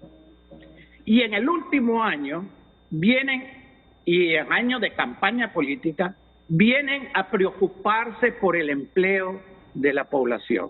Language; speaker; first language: Spanish; native; Spanish